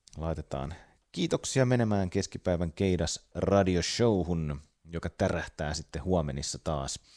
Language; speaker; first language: Finnish; native; Finnish